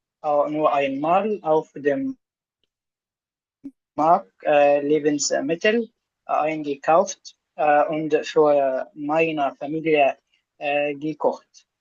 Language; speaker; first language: German; non-native, learner; Arabic